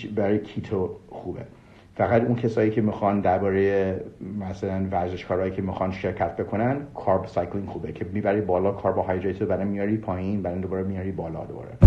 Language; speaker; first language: Persian; early bilingual, heritage; Persian